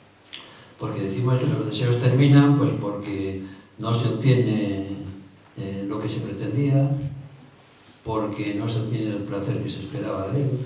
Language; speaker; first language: Spanish; native; Spanish